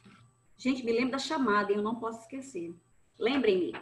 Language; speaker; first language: Portuguese; native; Portuguese